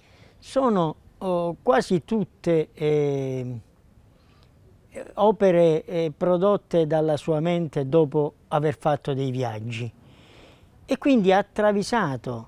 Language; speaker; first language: Italian; native; Italian